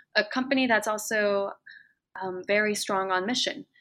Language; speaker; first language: English; native; English